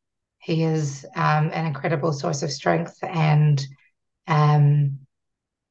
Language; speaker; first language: English; native; English